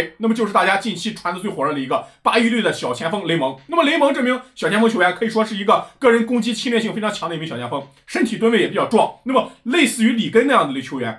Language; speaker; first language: Chinese; native; Chinese